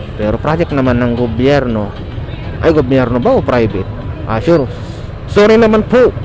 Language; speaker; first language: Filipino; non-native, local second language; Iloko